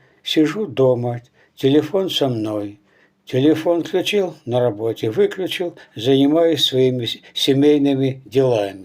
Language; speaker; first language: Russian; native; Russian